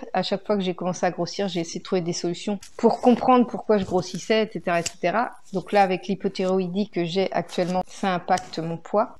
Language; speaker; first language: French; native; French